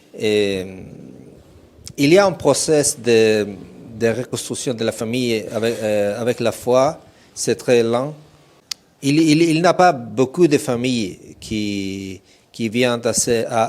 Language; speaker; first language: French; non-native, fluent; Italian